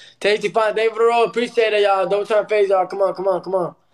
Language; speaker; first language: English; early bilingual, other home language; Spanish